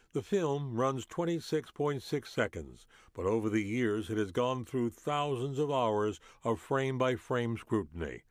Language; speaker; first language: English; native; English